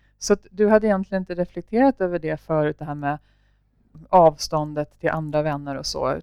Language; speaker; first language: Swedish; native; Swedish